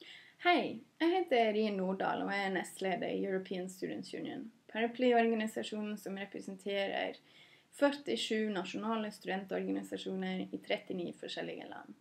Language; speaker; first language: Norwegian; non-native, fluent; English